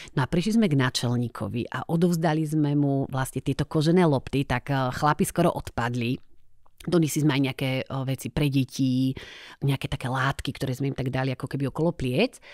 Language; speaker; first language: Slovak; native; Slovak